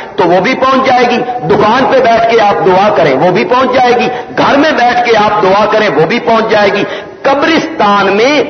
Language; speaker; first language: Urdu; non-native, local second language; Punjabi